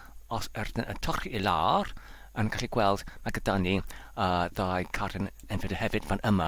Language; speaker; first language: Welsh; non-native, learner; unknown